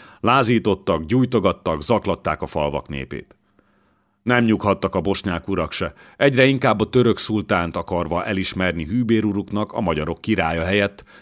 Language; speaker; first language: Hungarian; native; Hungarian